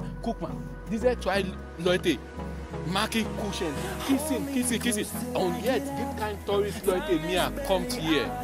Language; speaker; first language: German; non-native, learner; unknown